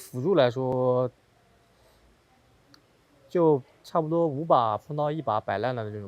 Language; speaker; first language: Chinese; native; Chinese